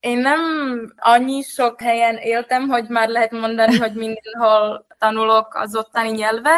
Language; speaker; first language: Hungarian; non-native, fluent; Czech